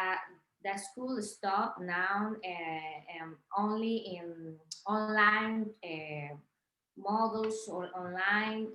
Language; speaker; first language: English; non-native, learner; Spanish